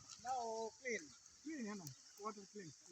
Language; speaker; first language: English; non-native, learner; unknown